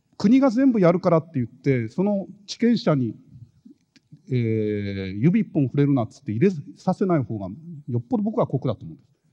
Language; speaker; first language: Japanese; native; Japanese